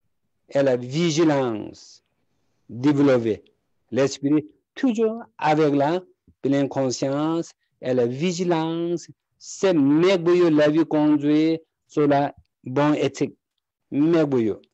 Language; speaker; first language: French; non-native, learner; Tibetan